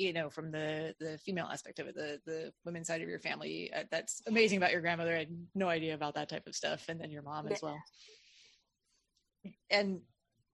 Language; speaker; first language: English; native; English